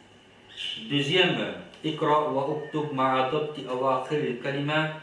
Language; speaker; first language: Arabic; non-native, learner; Haitian Creole